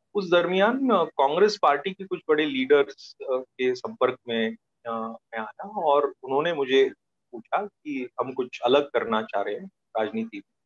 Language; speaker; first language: Hindi; non-native, local second language; Marathi